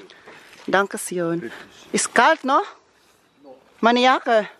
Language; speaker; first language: German; non-native, learner; Filipino